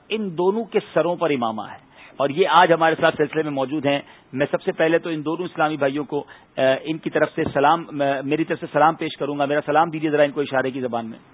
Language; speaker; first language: Urdu; native; Urdu